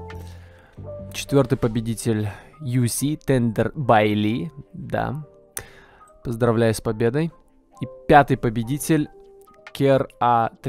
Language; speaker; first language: Russian; native; Russian